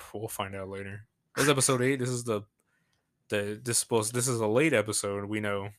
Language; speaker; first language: English; native; English